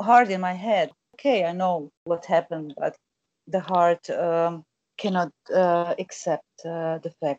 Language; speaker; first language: English; non-native, fluent; Croatian